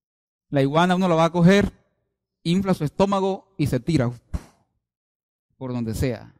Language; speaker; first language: Spanish; native; Spanish